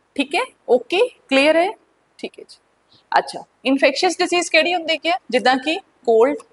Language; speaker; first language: Hindi; non-native, local second language; Punjabi